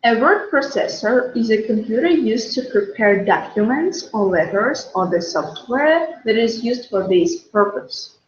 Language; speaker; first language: English; non-native, fluent; Russian